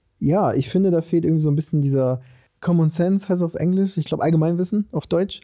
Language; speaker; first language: German; early bilingual, other home language; Portuguese